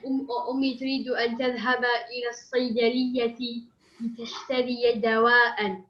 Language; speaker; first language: Arabic; non-native, learner; English